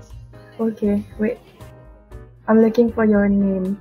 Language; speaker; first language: English; non-native, local second language; Malay